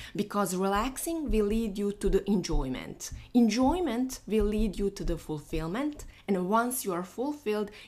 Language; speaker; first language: English; non-native, fluent; Bosnian